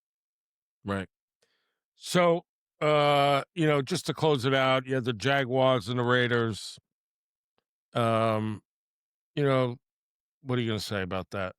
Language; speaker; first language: English; native; English